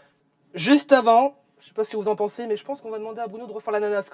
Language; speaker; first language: French; native; French